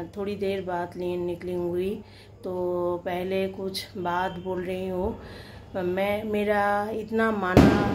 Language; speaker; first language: Hindi; non-native, local second language; Bangla